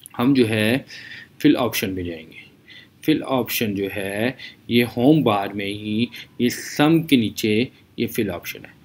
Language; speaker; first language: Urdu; native; Urdu